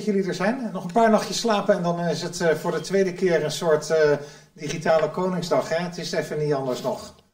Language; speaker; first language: Dutch; native; Dutch